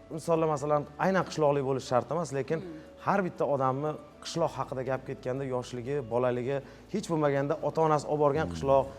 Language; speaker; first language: Uzbek; native; Uzbek